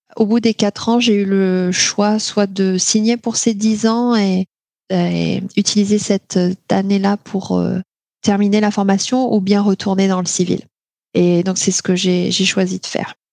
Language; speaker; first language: French; native; French